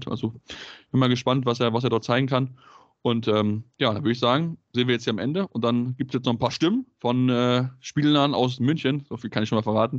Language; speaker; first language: German; native; German